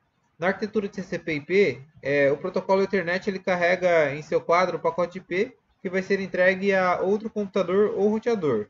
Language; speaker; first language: Portuguese; native; Portuguese